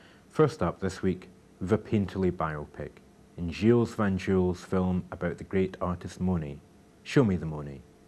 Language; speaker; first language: English; native; English